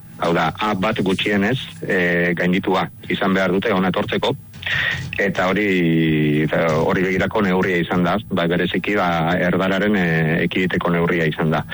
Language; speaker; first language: Basque; non-native, local second language; Spanish